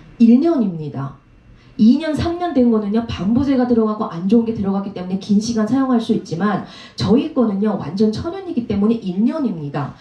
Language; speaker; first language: Korean; native; Korean